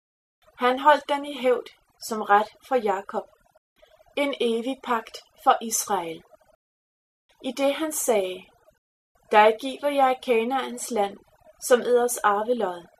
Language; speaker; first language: Danish; native; Danish